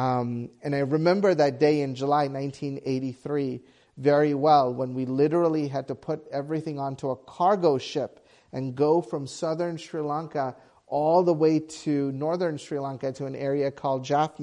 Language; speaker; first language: English; non-native, local second language; Tamil